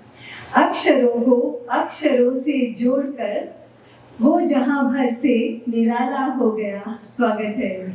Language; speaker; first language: Hindi; native; Hindi